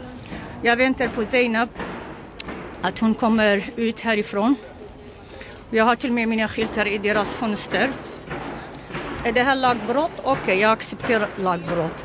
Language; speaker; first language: Swedish; non-native, local second language; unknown